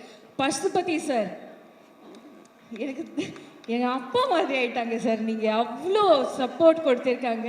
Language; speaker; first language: Tamil; non-native, fluent; Malayalam